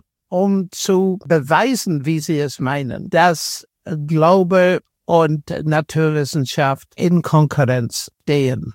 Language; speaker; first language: German; non-native, fluent; English